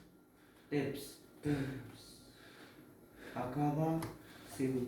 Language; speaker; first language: Catalan; non-native, learner; Arabic